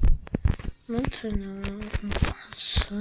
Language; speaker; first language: French; native; French